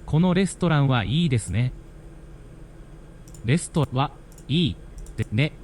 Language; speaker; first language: Japanese; non-native, learner; English